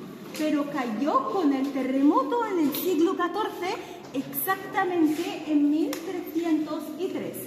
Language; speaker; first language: Spanish; non-native, fluent; Arabic